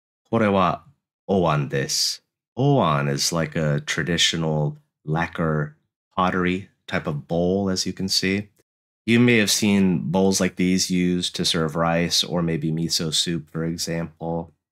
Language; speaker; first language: English; native; English